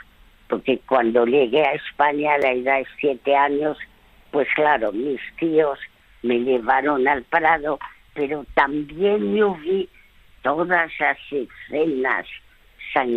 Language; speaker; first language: Spanish; early bilingual, other home language; French